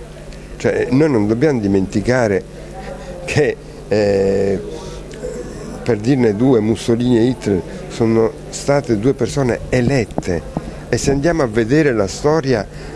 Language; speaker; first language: Italian; native; Italian